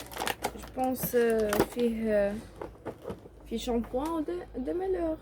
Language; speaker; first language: Arabic; native; Arabic